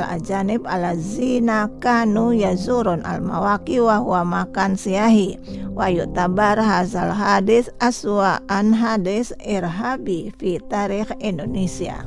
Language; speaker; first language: Arabic; non-native, fluent; Indonesian